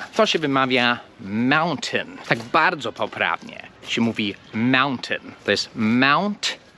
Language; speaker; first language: Polish; non-native, fluent; English